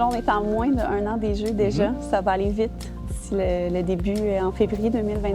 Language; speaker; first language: French; native; French